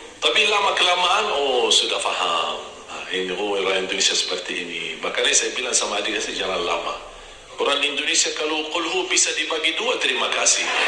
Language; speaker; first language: Indonesian; non-native, fluent; Arabic